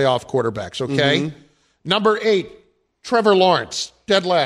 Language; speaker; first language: English; native; English